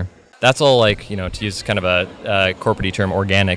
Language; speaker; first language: English; native; English